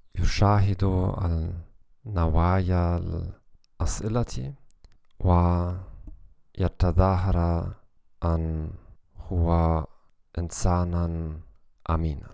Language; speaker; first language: Arabic; non-native, learner; German